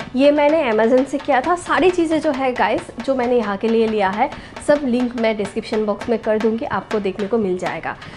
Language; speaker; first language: Hindi; non-native, local second language; Bangla